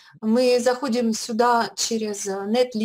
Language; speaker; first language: Russian; native; Russian